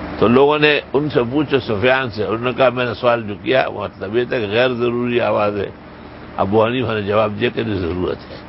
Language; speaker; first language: Urdu; non-native, local second language; Pashto